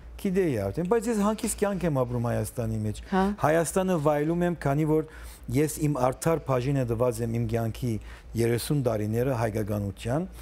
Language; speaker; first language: Armenian; early bilingual, heritage; Armenian